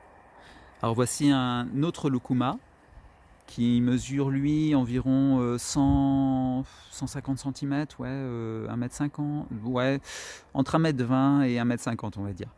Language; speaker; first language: French; native; French